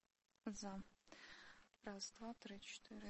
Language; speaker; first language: Ukrainian; native; Ukrainian